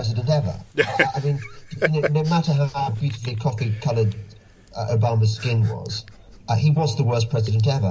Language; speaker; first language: English; native; English